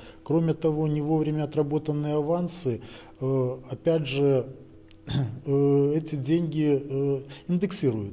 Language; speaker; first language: Russian; native; Russian